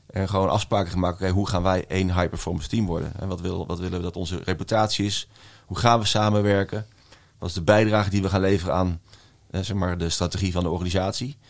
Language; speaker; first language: Dutch; native; Dutch